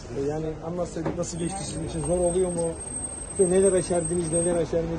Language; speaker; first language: Turkish; native; Turkish